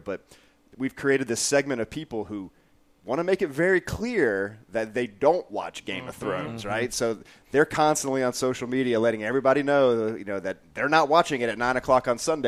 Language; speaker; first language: English; native; English